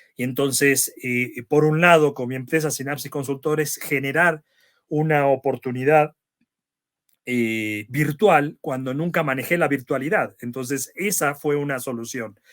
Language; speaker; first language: Spanish; native; Spanish